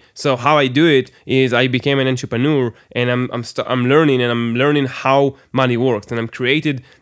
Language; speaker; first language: English; non-native, fluent; Hebrew